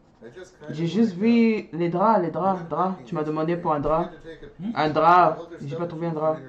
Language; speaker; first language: French; native; French